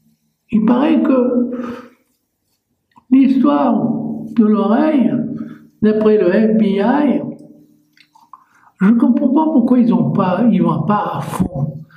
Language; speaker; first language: French; native; French